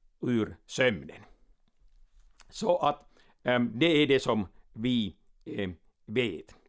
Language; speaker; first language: Swedish; non-native, local second language; Finnish